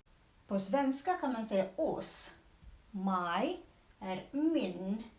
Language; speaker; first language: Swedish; non-native, learner; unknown